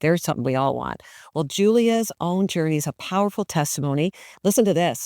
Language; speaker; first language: English; native; English